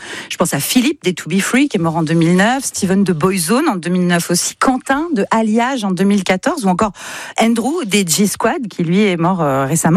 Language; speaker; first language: French; native; French